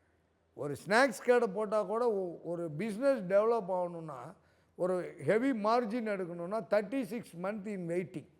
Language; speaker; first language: Tamil; native; Tamil